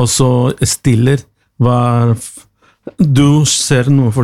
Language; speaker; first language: Norwegian; non-native, learner; Spanish